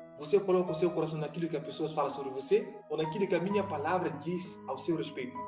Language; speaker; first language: Portuguese; non-native, fluent; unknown